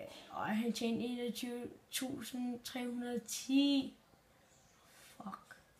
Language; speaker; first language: Danish; native; Danish